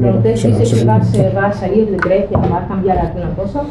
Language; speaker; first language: Spanish; non-native, learner; Greek